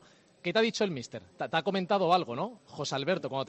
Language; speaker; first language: Spanish; native; Spanish